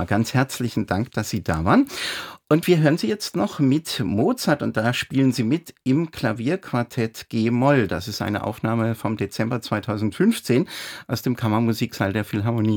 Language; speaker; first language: German; native; German